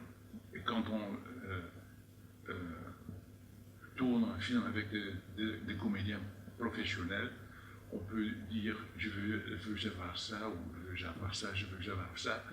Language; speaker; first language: French; non-native, fluent; Dutch